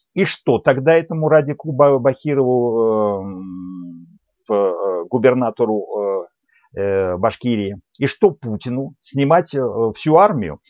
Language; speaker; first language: Russian; native; Russian